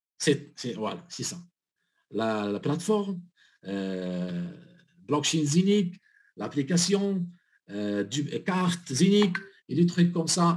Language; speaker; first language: French; non-native, learner; Arabic